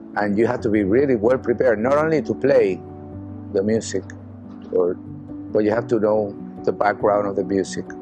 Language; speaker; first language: English; non-native, fluent; Spanish